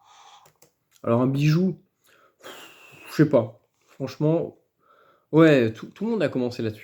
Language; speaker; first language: French; native; French